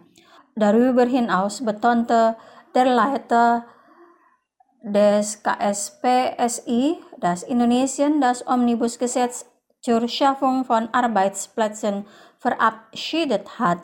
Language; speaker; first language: German; non-native, fluent; Indonesian